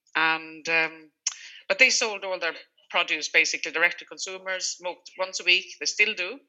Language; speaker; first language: English; non-native, fluent; Swedish